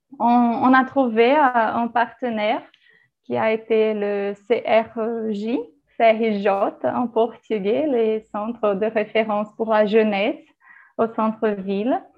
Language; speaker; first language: French; non-native, fluent; Portuguese